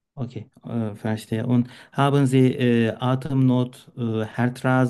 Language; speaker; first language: German; non-native, learner; Turkish